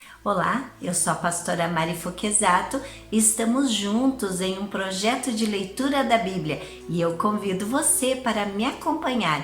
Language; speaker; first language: Portuguese; native; Portuguese